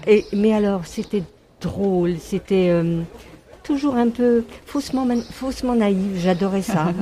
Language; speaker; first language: French; native; French